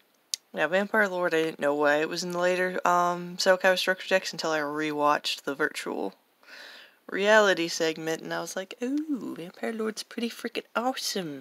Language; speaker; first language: English; native; English